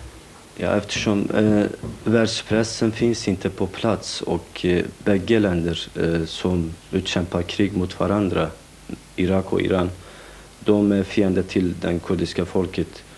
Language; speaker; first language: Swedish; non-native, fluent; Kurdish